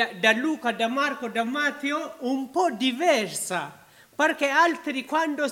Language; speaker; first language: Italian; non-native, learner; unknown